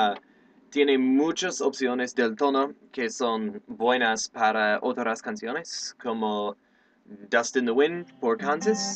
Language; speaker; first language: Spanish; non-native, learner; English